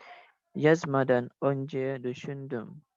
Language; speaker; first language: Turkish; non-native, learner; Indonesian